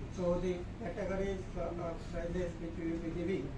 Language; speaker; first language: English; non-native, local second language; Marathi